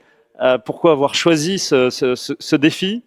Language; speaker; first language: French; native; French